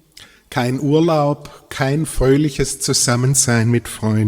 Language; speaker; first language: German; native; German